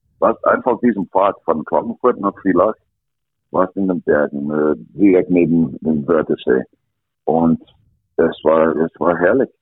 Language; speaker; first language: German; non-native, fluent; English